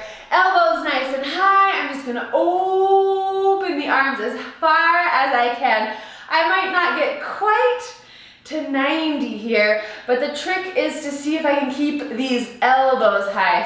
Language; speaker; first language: English; native; English